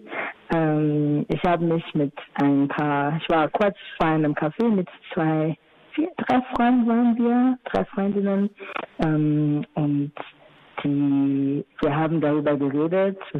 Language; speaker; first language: German; non-native, fluent; Swahili